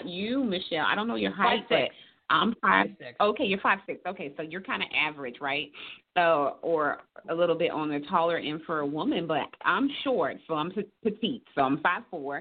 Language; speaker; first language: English; native; English